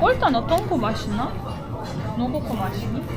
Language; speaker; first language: Korean; non-native, learner; Russian